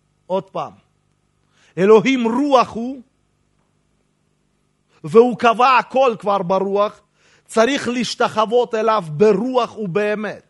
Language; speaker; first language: Hebrew; non-native, fluent; Russian